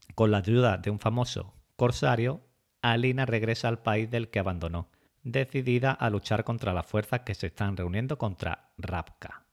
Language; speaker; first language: Spanish; native; Spanish